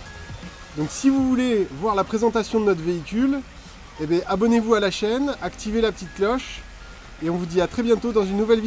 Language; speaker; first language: French; native; French